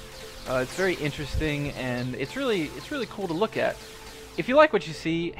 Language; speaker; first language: English; native; English